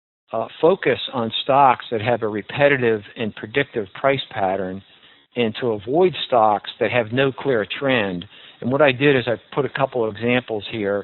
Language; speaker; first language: English; native; English